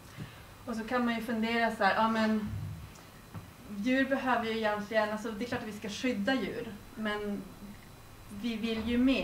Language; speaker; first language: Swedish; native; Swedish